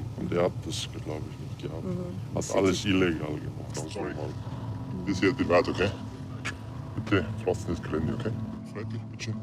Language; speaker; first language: German; non-native, learner; Turkish